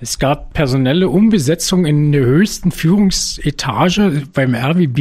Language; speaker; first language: German; native; German